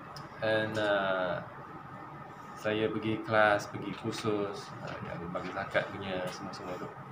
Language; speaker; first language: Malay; non-native, local second language; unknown